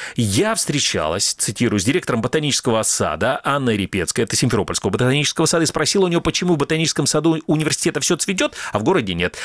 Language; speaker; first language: Russian; native; Russian